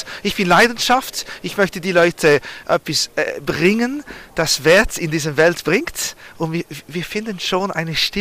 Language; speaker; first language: German; non-native, learner; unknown